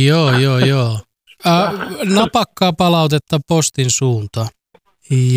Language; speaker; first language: Finnish; native; Finnish